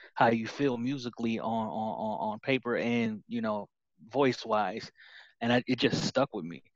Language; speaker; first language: English; native; English